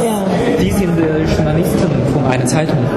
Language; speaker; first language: German; non-native, fluent; Chinese